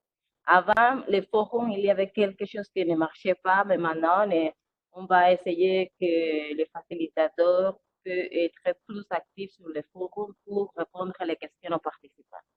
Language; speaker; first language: French; non-native, fluent; Spanish